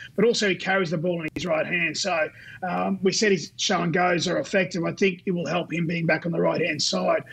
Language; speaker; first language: English; native; English